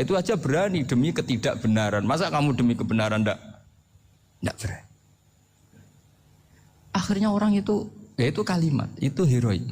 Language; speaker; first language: Indonesian; non-native, local second language; Javanese